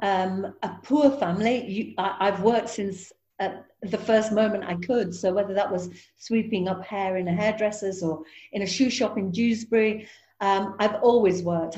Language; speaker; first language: English; native; English